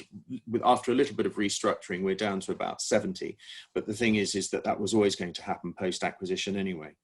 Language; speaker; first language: English; native; English